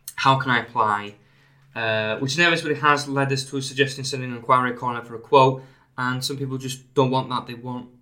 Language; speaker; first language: English; native; English